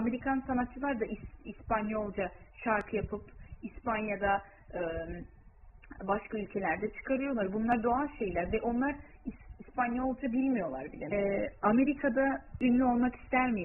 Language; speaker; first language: Turkish; early bilingual, heritage; Turkish